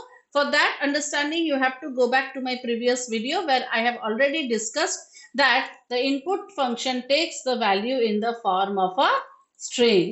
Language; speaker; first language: English; non-native, local second language; Hindi